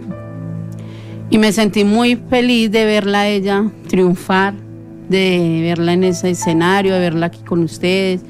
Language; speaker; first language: Spanish; native; Spanish